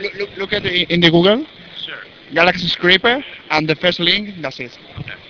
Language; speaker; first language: English; non-native, learner; Spanish